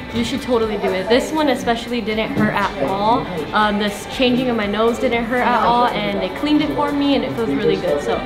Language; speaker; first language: English; native; English